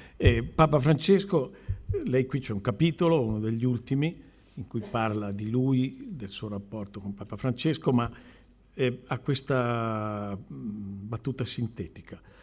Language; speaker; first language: Italian; native; Italian